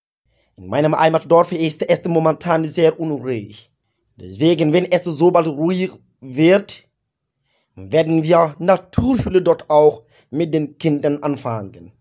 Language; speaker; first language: German; non-native, learner; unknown